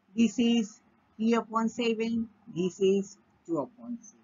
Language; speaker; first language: English; non-native, local second language; Marathi